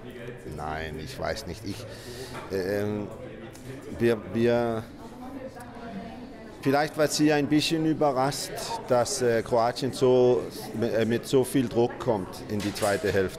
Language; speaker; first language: German; non-native, fluent; Danish